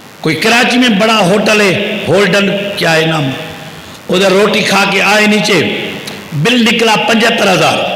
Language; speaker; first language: Urdu; non-native, local second language; Sindhi